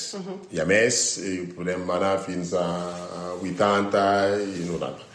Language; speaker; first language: Catalan; non-native, learner; French